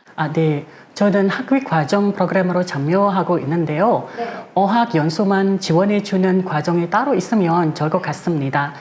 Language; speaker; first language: Korean; non-native, fluent; Indonesian